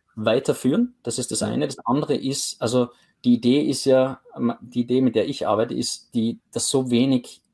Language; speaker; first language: German; native; German